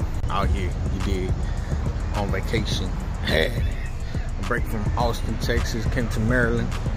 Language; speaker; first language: English; early bilingual, other home language; Spanish